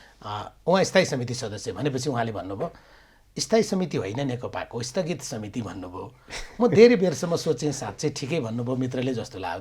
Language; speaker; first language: Nepali; native; Nepali